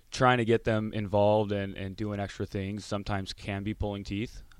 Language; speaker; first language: English; native; English